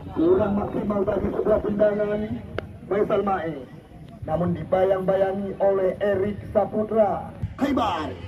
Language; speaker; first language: Indonesian; non-native, local second language; Achinese